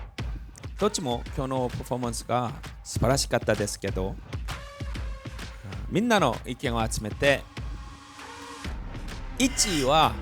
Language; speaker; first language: Japanese; non-native, learner; Korean